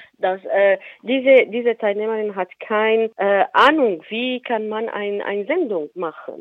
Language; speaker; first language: German; non-native, learner; Arabic